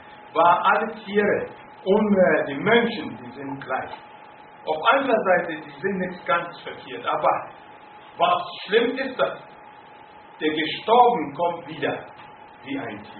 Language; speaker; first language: German; non-native, fluent; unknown